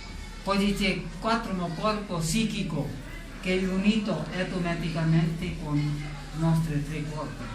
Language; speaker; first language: Italian; non-native, learner; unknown